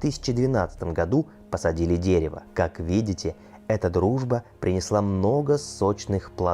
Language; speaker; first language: Russian; native; Russian